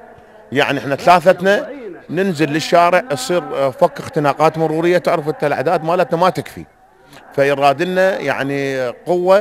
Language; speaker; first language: Arabic; native; Arabic